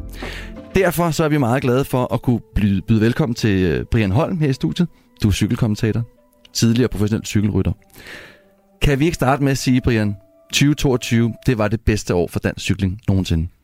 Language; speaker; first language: Danish; native; Danish